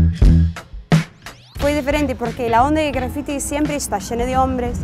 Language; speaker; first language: Spanish; non-native, fluent; English